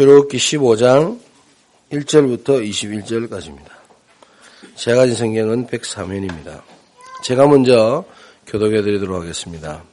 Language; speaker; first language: Korean; native; Korean